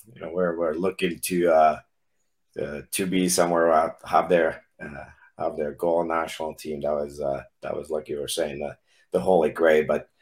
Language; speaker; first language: English; non-native, fluent; Czech